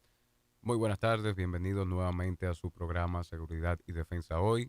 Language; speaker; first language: Spanish; native; Spanish